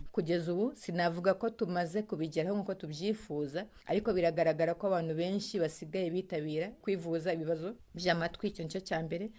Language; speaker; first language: Kinyarwanda; early bilingual, heritage; Kinyarwanda